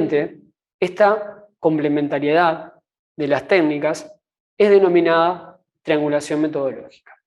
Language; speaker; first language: Spanish; native; Spanish